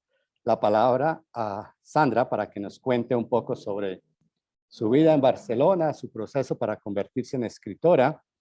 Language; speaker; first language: Spanish; native; Spanish